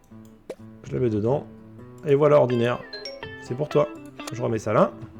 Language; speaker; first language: French; native; French